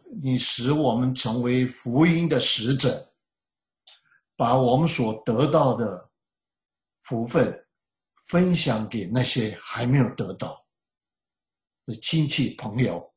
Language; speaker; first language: Chinese; native; Chinese